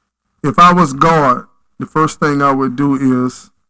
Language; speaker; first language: English; native; English